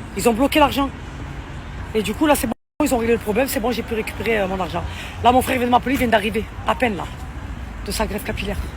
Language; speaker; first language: French; native; French